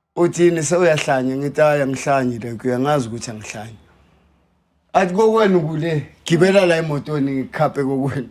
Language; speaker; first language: Zulu; native; Zulu